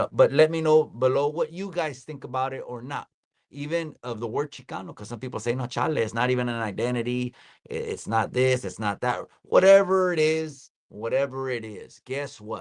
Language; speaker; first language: English; early bilingual, other home language; Spanish